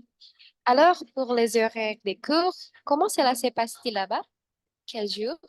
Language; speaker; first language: French; non-native, learner; Indonesian